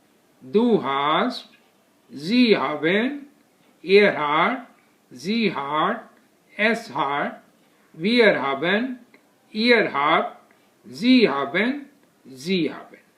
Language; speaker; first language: German; non-native, fluent; Hindi